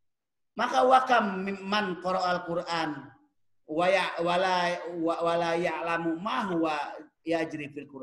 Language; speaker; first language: Arabic; non-native, fluent; Indonesian